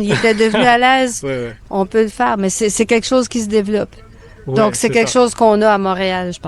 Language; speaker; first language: French; native; French